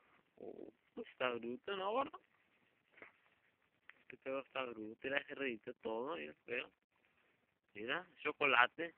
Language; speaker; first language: Spanish; native; Spanish